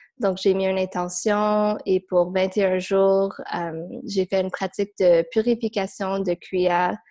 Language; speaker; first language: French; non-native, fluent; English